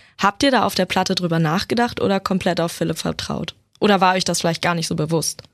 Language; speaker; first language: German; native; German